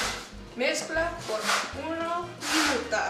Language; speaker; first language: Spanish; non-native, learner; English